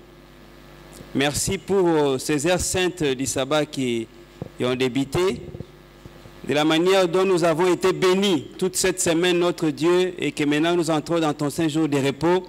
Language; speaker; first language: French; non-native, local second language; Lingala